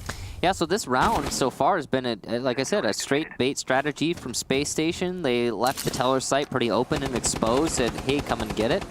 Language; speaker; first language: English; native; English